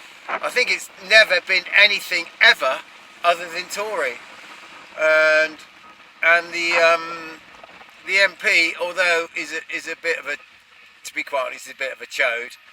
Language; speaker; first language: English; native; English